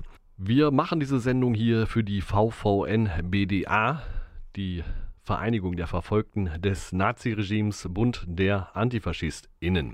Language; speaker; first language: German; native; German